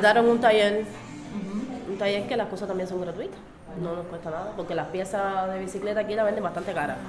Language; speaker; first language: Spanish; native; Spanish